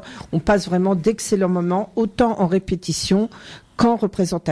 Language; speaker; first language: French; native; French